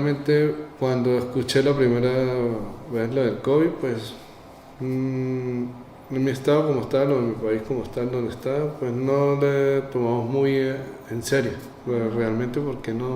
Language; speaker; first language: Spanish; native; Spanish